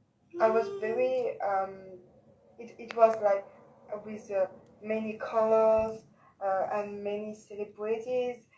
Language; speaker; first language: English; non-native, learner; French